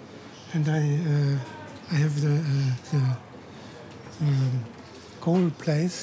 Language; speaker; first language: English; non-native, learner; German